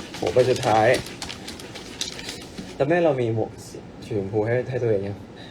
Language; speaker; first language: Thai; native; Thai